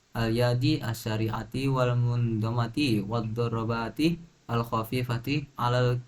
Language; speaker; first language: Arabic; non-native, learner; Indonesian